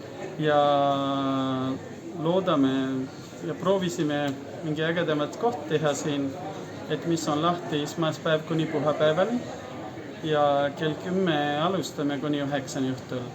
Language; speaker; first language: Estonian; non-native, learner; Hindi